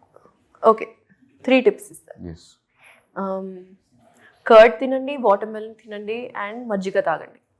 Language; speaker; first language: Telugu; non-native, local second language; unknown